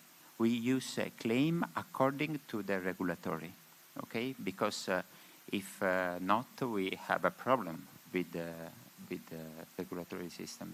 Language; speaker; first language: English; non-native, learner; Spanish